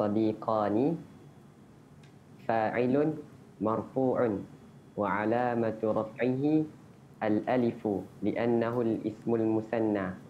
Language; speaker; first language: Arabic; non-native, learner; Malay